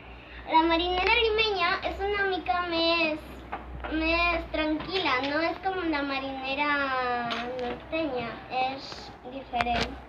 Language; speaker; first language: Catalan; early bilingual, other home language; Spanish